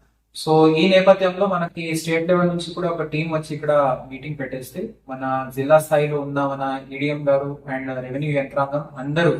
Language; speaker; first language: Telugu; non-native, fluent; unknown